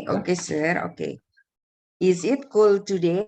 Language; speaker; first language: English; non-native, learner; Indonesian